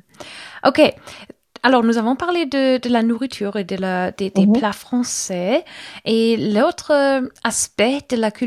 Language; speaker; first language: French; non-native, learner; German